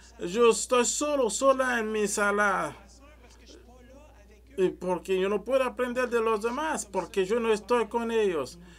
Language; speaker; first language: Spanish; non-native, learner; French